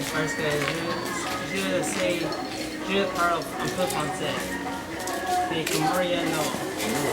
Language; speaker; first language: French; non-native, learner; English